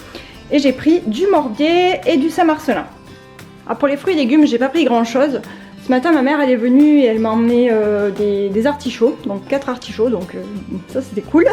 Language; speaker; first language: French; native; French